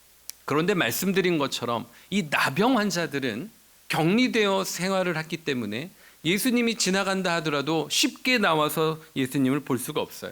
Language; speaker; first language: Korean; native; Korean